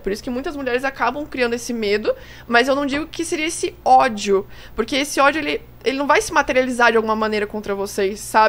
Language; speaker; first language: Portuguese; native; Portuguese